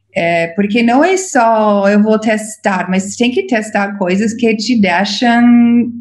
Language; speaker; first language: Portuguese; non-native, fluent; English